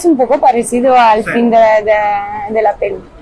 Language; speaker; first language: Spanish; non-native, fluent; French